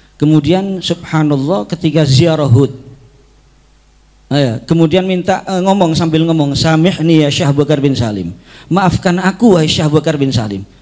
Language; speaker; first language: Indonesian; native; Indonesian